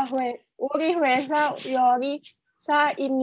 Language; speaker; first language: Korean; non-native, learner; Indonesian